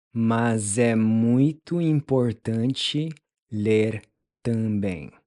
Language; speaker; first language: Portuguese; non-native, fluent; English